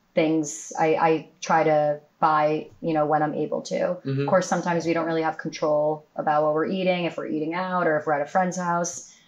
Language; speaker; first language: English; native; English